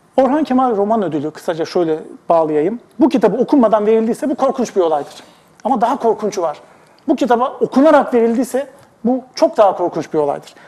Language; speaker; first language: Turkish; native; Turkish